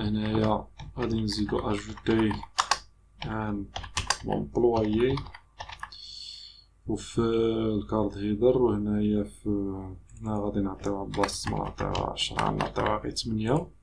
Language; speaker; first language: Arabic; native; Arabic